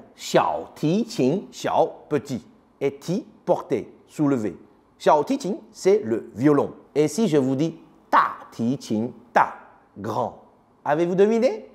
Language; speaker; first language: French; native; French